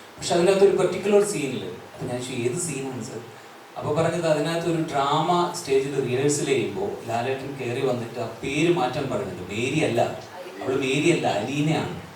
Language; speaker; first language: Malayalam; native; Malayalam